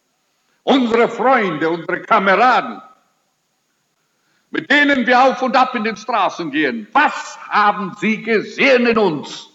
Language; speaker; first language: German; early bilingual, heritage; German